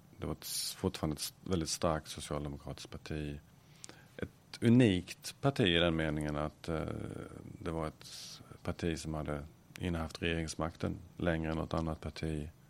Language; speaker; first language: Swedish; native; Swedish